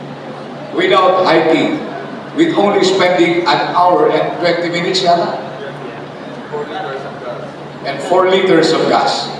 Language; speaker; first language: English; non-native, local second language; Bikol